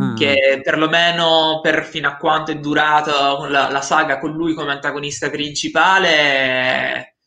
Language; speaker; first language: Italian; native; Italian